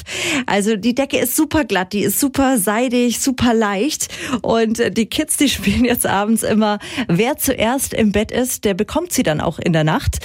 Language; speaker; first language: German; native; German